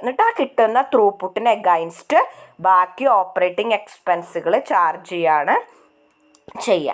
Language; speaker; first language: Malayalam; native; Malayalam